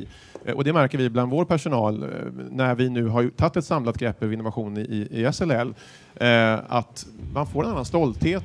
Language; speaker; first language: Swedish; native; Swedish